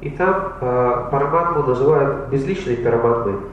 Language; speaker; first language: Russian; native; Russian